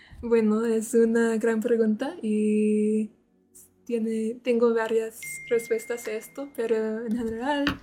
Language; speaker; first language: Spanish; non-native, learner; English